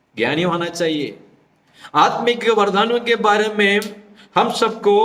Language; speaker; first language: Hindi; non-native, local second language; Malayalam